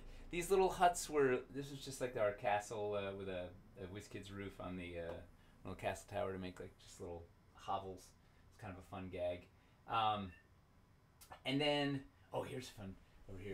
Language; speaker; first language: English; native; English